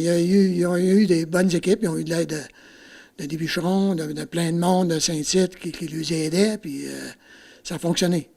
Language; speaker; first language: French; native; French